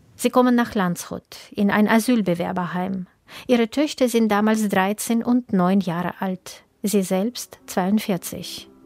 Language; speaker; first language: German; native; German